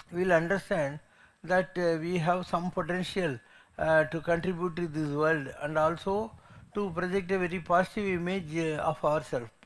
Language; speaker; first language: English; non-native, local second language; Tamil